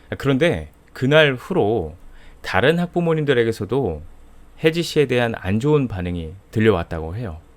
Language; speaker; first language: Korean; native; Korean